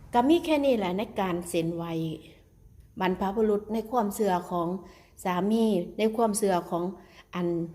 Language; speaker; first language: Thai; native; Thai